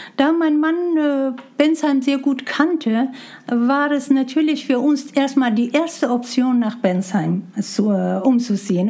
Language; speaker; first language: German; non-native, fluent; Persian